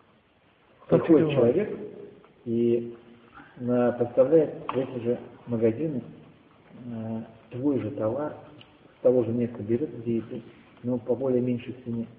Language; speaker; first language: Russian; native; Russian